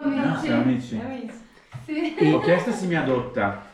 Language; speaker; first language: Italian; non-native, learner; French